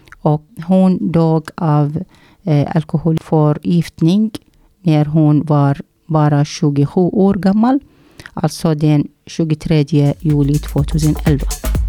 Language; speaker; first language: Swedish; non-native, learner; Arabic